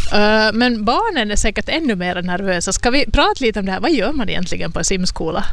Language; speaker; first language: Swedish; native; Swedish